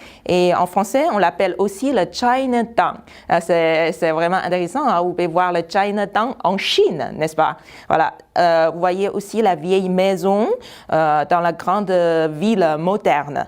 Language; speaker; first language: French; non-native, fluent; Chinese